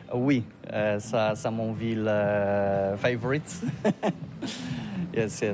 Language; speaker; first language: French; non-native, learner; Polish